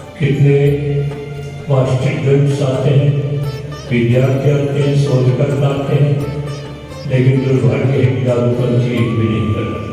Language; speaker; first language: Hindi; native; Hindi